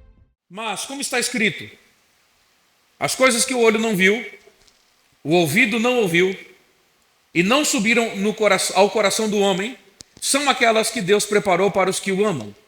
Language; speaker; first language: Portuguese; native; Portuguese